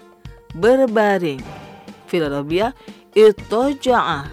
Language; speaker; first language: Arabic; non-native, fluent; Indonesian